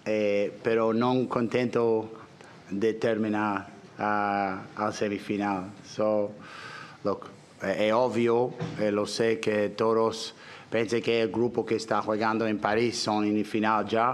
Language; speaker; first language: Italian; non-native, learner; English